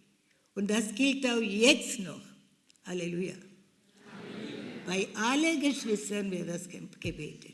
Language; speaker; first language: German; non-native, fluent; Malayalam